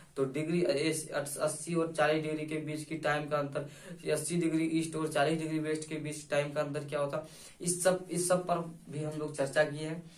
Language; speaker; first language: Hindi; native; Hindi